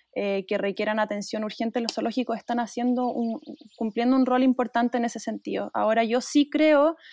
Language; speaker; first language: Spanish; native; Spanish